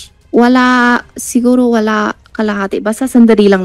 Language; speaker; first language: Filipino; non-native, learner; Chinese